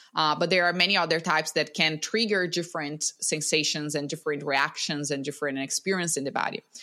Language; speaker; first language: English; non-native, fluent; Portuguese